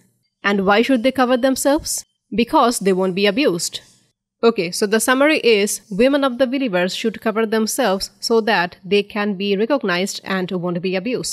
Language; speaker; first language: English; non-native, fluent; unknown